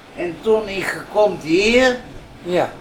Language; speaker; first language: Dutch; non-native, learner; Greek